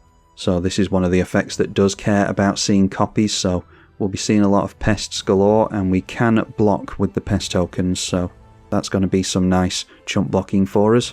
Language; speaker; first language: English; native; English